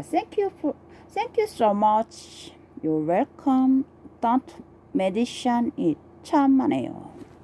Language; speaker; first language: English; non-native, learner; Korean